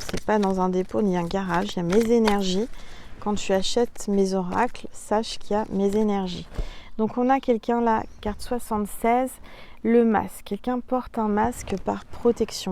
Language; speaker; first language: French; native; French